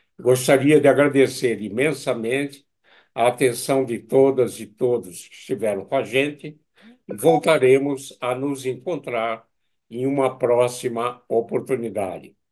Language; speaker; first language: Portuguese; native; Portuguese